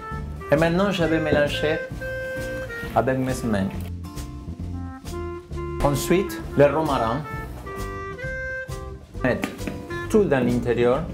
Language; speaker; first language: French; non-native, fluent; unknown